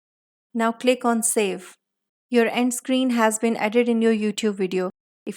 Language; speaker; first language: English; non-native, local second language; Hindi